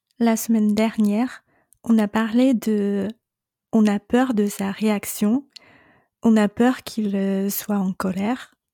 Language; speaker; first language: French; non-native, fluent; Chinese